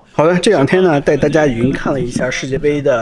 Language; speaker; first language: Chinese; native; Chinese